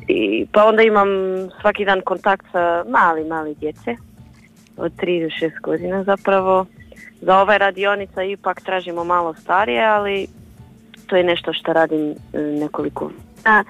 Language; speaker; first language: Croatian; non-native, learner; Portuguese